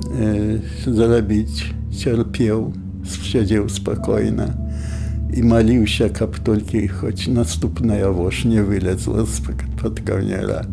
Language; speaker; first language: Polish; non-native, local second language; Belarusian